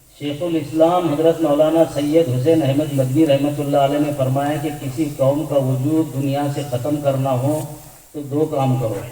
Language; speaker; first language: Urdu; native; Urdu